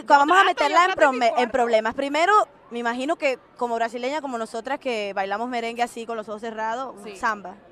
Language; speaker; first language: Spanish; native; Spanish